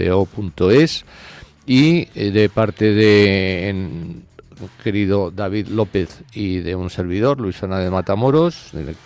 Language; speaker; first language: Spanish; native; Spanish